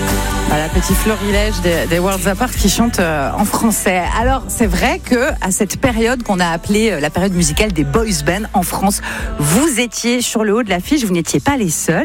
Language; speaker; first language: French; native; French